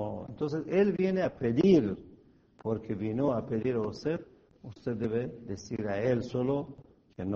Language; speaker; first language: Spanish; non-native, fluent; Persian